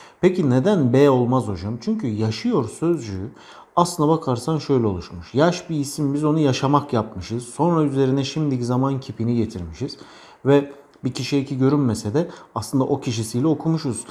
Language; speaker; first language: Turkish; native; Turkish